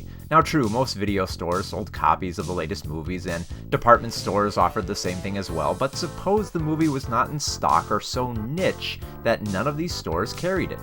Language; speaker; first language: English; native; English